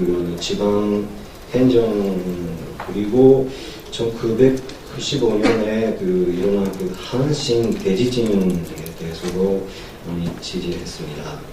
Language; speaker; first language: Korean; non-native, learner; Japanese